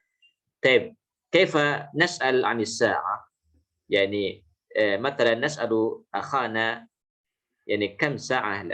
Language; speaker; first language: Arabic; non-native, fluent; Indonesian